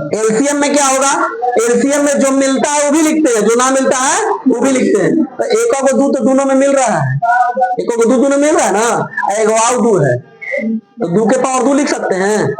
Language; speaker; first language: Hindi; native; Hindi